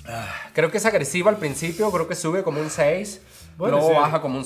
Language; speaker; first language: Spanish; native; Spanish